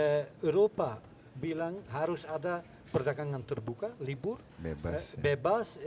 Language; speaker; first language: Indonesian; non-native, fluent; Dutch